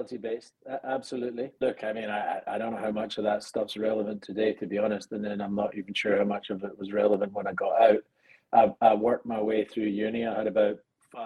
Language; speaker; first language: English; native; English